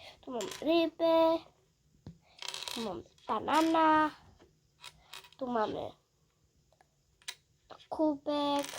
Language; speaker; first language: Polish; early bilingual, heritage; Polish